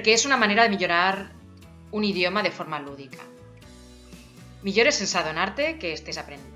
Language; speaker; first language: Catalan; non-native, local second language; Spanish